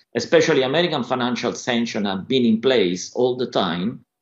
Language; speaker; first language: English; non-native, fluent; Italian